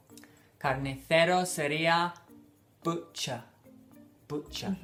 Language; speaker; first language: Spanish; non-native, fluent; English